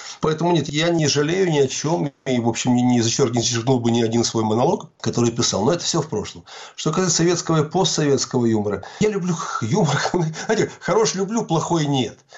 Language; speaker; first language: Russian; native; Russian